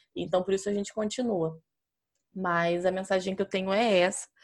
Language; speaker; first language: Portuguese; native; Portuguese